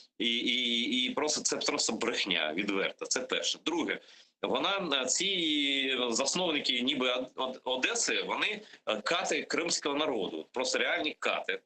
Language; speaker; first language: Ukrainian; non-native, local second language; Crimean Tatar